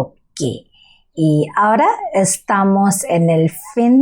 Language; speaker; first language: Spanish; non-native, learner; Bangla